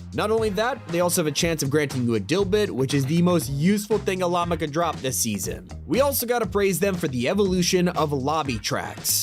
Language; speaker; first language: English; native; English